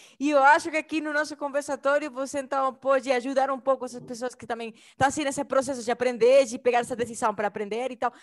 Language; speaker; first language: Portuguese; non-native, fluent; Spanish